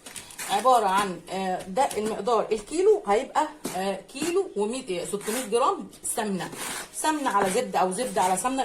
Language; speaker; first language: Arabic; native; Arabic